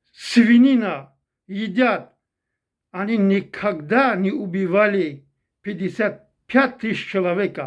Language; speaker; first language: Russian; non-native, fluent; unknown